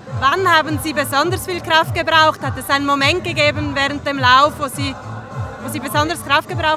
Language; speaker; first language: German; native; German